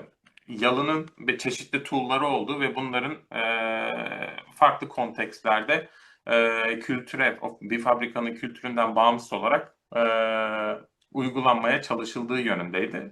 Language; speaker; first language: Turkish; native; Turkish